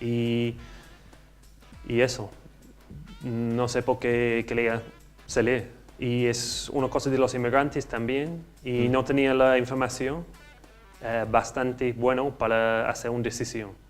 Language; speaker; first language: Spanish; non-native, learner; English